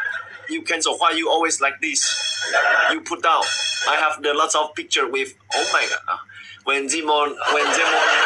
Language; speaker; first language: English; non-native, learner; Chinese